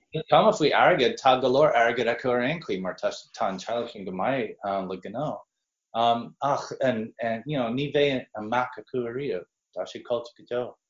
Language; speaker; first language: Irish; non-native, fluent; English